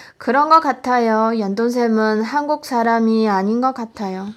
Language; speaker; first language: Korean; non-native, fluent; Chinese